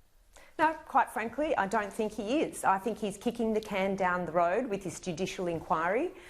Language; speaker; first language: English; native; English